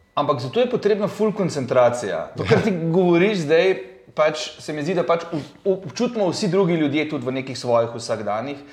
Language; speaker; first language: Slovenian; native; Slovenian